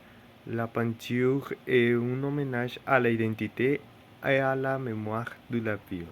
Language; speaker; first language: French; non-native, learner; Spanish